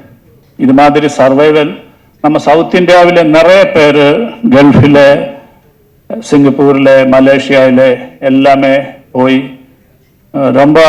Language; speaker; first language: Tamil; non-native, learner; Malayalam